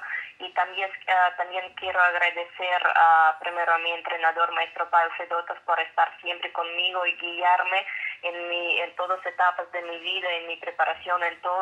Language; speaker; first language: Spanish; non-native, fluent; Russian